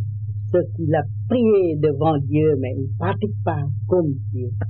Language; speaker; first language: French; non-native, learner; Vietnamese